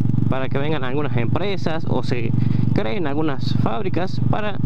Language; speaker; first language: Spanish; native; Spanish